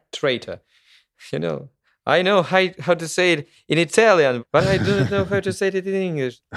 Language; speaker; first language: English; non-native, fluent; Ukrainian